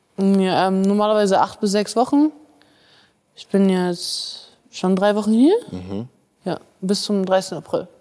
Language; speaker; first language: German; early bilingual, other home language; Russian